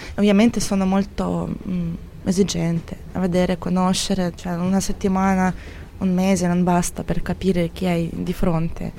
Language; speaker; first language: Italian; non-native, fluent; Russian